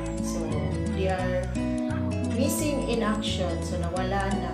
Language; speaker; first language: English; non-native, local second language; Filipino